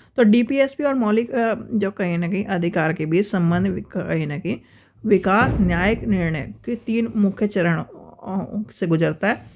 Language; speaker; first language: Hindi; native; Hindi